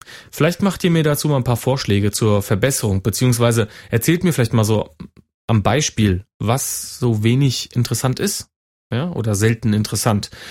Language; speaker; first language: German; native; German